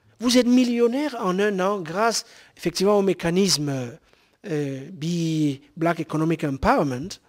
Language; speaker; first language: French; non-native, local second language; Basaa